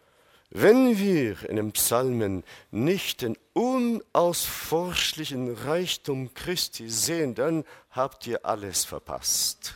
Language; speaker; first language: German; non-native, fluent; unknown